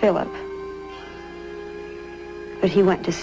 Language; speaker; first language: English; native; English